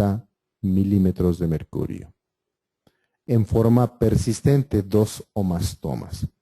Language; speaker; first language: Spanish; native; Spanish